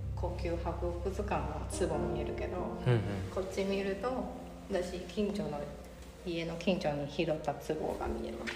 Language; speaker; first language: Japanese; non-native, fluent; Chinese